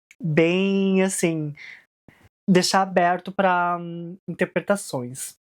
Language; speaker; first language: Portuguese; early bilingual, heritage; Portuguese